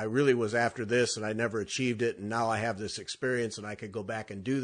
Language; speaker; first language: English; native; English